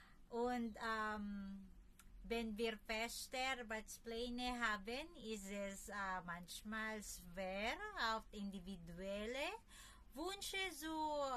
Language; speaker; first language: German; non-native, learner; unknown